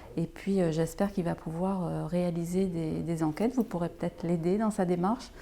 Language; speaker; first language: French; native; French